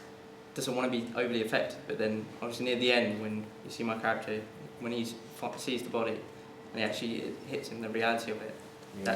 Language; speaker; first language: English; native; English